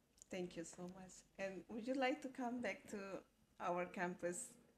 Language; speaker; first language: English; non-native, fluent; Indonesian